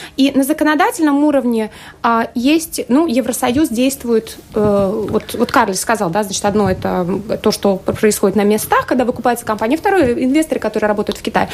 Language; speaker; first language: Russian; native; Russian